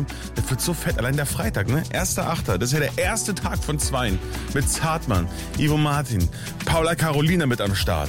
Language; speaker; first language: German; native; German